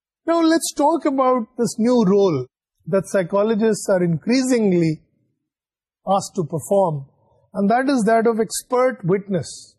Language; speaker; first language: English; non-native, local second language; Urdu